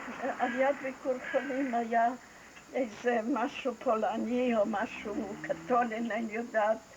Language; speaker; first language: Hebrew; non-native, fluent; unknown